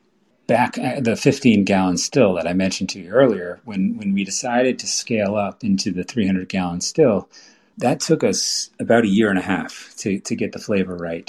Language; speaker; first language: English; native; English